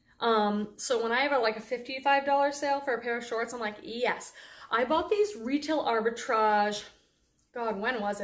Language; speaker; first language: English; native; English